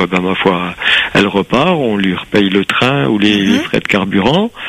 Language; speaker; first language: French; native; French